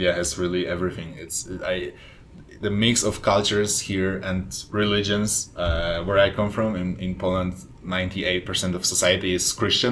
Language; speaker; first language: English; non-native, fluent; Polish